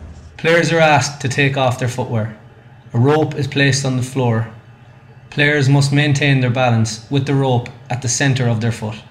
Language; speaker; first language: English; native; English